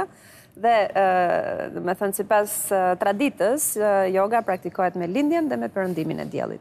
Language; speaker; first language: Albanian; native; Albanian